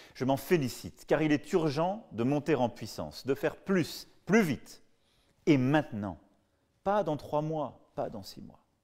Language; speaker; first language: French; native; French